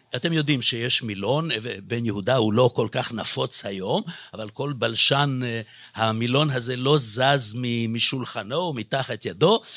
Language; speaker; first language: Hebrew; non-native, fluent; Hungarian